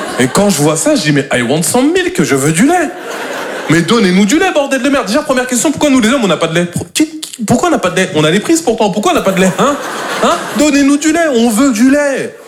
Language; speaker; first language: French; native; French